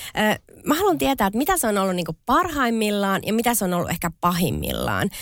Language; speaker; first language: Finnish; native; Finnish